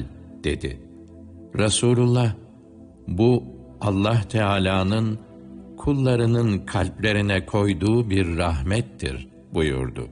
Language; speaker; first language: Turkish; native; Turkish